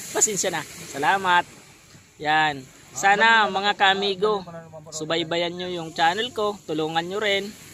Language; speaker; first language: Filipino; non-native, local second language; Bikol